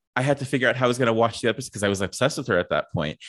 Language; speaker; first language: English; native; English